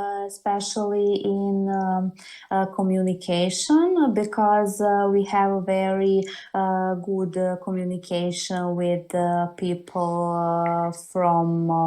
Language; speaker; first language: English; non-native, learner; Serbian